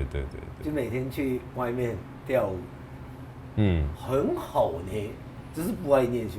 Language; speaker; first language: Chinese; non-native, fluent; Japanese